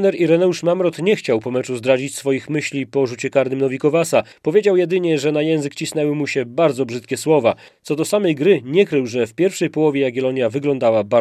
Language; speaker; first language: Polish; native; Polish